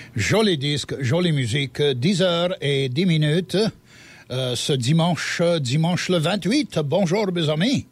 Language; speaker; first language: French; native; French